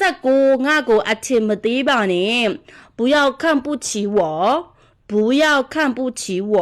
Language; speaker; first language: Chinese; non-native, fluent; Burmese